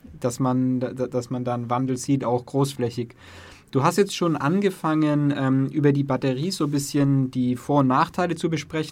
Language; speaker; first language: German; native; German